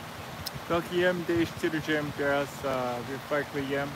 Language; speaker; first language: Turkish; non-native, learner; English